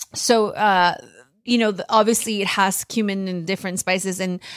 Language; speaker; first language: English; early bilingual, other home language; Spanish